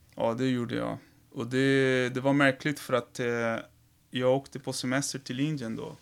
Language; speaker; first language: Swedish; non-native, fluent; Portuguese